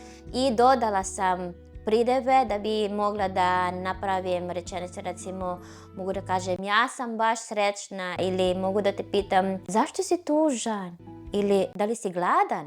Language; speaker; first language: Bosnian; non-native, fluent; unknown